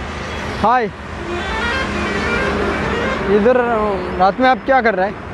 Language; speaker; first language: Hindi; non-native, local second language; Bangla